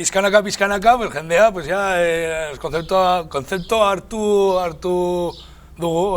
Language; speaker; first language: Basque; non-native, local second language; Spanish